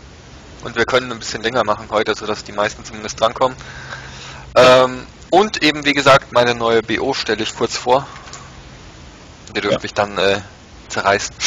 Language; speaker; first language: German; native; German